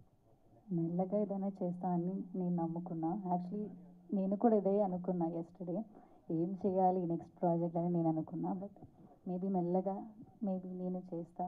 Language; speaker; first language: Telugu; non-native, learner; Malayalam